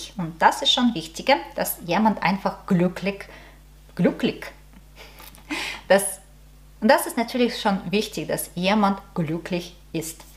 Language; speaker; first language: German; non-native, learner; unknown